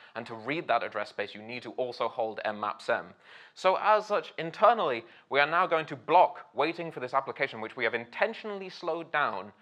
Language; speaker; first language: English; native; English